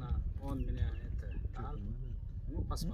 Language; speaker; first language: Russian; non-native, local second language; Turkmen